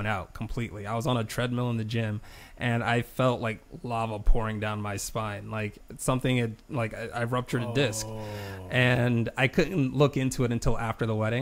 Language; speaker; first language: English; native; English